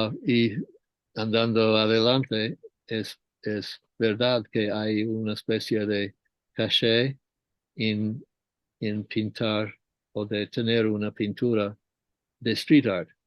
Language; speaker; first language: Spanish; non-native, fluent; English